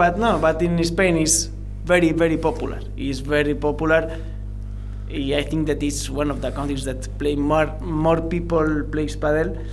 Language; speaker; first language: English; non-native, learner; Spanish